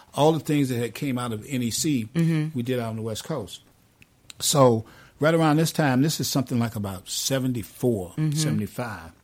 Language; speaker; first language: English; native; English